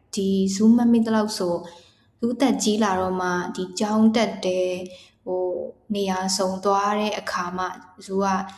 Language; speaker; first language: Burmese; native; Burmese